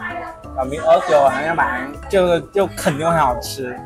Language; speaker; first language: Chinese; early bilingual, heritage; Vietnamese